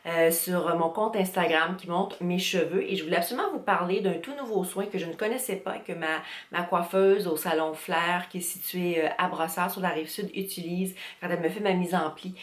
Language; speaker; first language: French; native; French